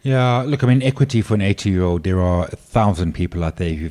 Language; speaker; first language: English; native; English